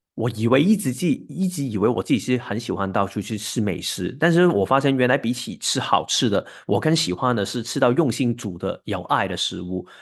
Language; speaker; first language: Chinese; non-native, local second language; Cantonese